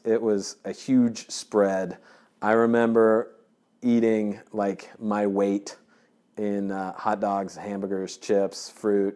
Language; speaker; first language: English; native; English